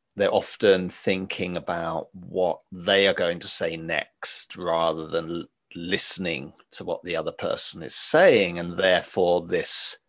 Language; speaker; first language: English; native; English